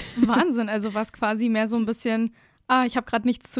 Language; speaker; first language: German; native; German